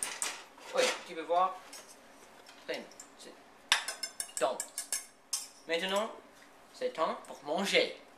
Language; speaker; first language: French; non-native, learner; English